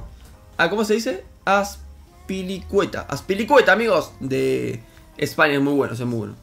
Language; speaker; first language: Spanish; native; Spanish